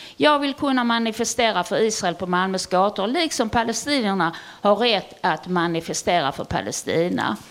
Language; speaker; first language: Swedish; native; Swedish